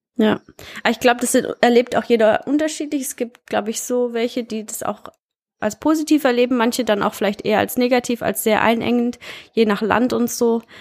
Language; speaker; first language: German; early bilingual, heritage; German